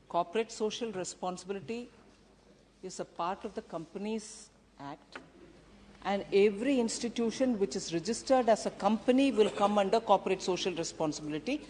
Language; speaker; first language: English; non-native, local second language; Tamil